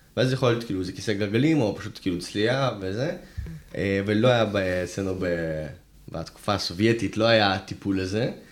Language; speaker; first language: Hebrew; early bilingual, other home language; Russian